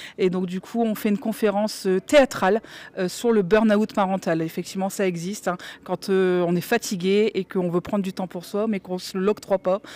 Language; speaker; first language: French; native; French